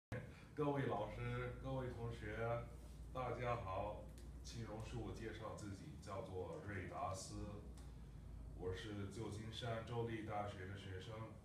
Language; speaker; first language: Chinese; non-native, fluent; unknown